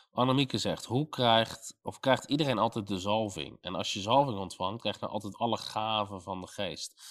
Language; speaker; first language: Dutch; native; Dutch